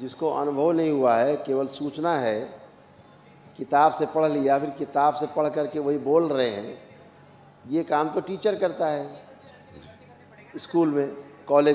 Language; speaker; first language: Hindi; native; Hindi